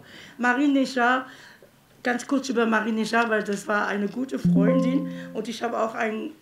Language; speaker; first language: German; non-native, fluent; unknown